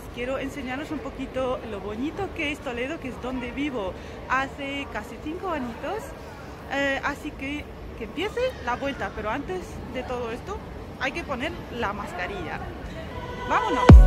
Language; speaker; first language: Spanish; non-native, fluent; Arabic